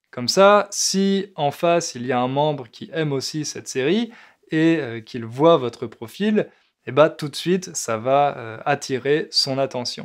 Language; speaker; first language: French; native; French